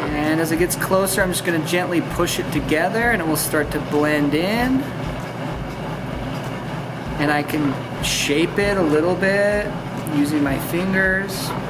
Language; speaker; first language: English; native; English